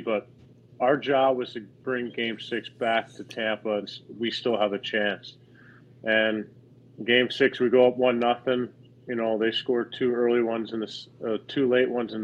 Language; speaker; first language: English; native; English